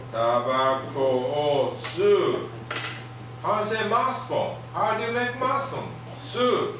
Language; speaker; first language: English; non-native, fluent; Japanese